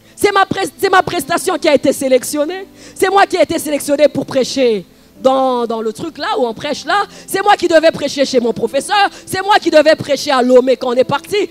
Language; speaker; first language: French; non-native, local second language; Lingala